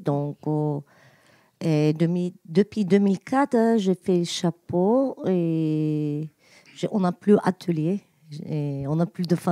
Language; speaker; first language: French; non-native, learner; Turkish